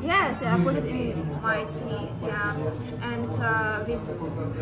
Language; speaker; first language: English; non-native, learner; Russian